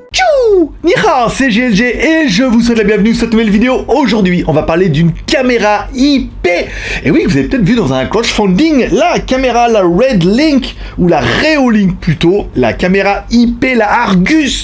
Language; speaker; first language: French; native; French